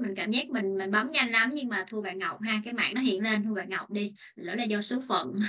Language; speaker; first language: Vietnamese; native; Vietnamese